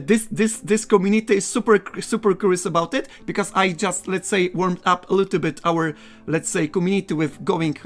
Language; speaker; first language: English; non-native, fluent; Polish